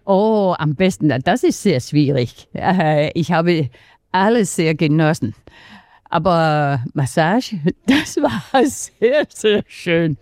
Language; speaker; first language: German; non-native, fluent; Danish